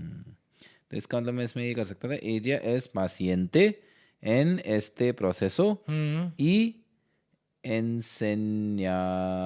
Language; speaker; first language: Spanish; non-native, learner; Hindi